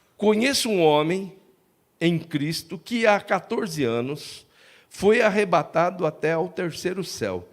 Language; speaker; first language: Portuguese; native; Portuguese